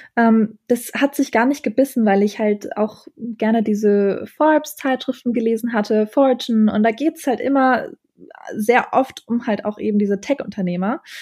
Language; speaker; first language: German; early bilingual, other home language; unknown